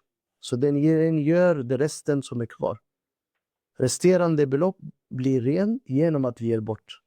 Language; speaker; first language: Swedish; non-native, fluent; Urdu